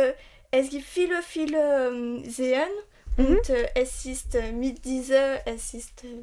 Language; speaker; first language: German; non-native, learner; French